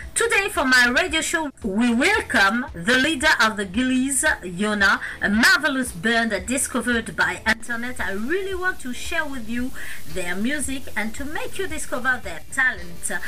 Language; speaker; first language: English; non-native, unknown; French